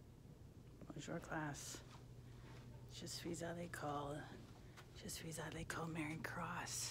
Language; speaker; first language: French; non-native, fluent; English